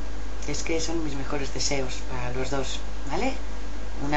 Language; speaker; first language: Spanish; native; Spanish